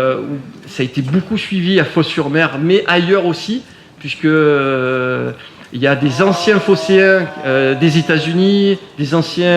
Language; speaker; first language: French; native; French